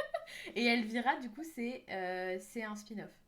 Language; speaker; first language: French; native; French